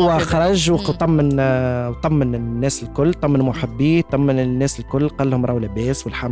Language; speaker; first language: Arabic; native; Arabic